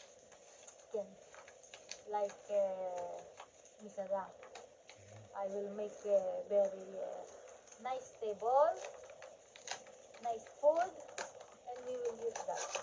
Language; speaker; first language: English; non-native, learner; Filipino